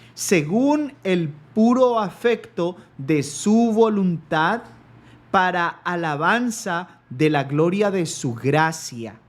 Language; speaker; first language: Spanish; native; Spanish